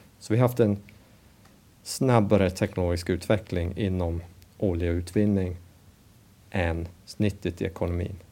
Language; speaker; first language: Swedish; non-native, fluent; English